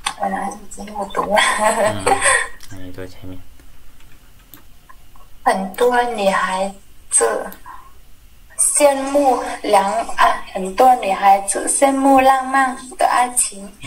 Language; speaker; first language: Chinese; non-native, learner; Vietnamese